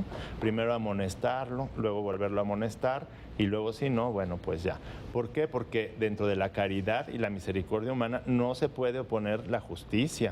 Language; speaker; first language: Spanish; native; Spanish